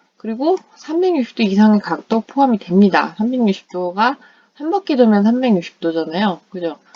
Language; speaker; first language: Korean; non-native, fluent; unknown